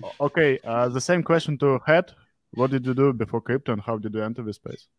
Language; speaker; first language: English; non-native, fluent; Russian